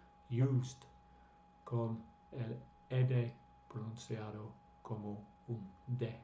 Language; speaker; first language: Spanish; non-native, fluent; English